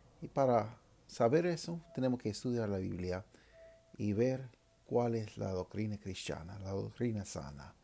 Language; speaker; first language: Spanish; non-native, fluent; English